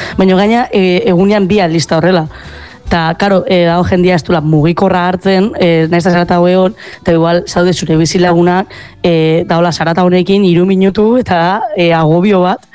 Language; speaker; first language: Basque; native; Basque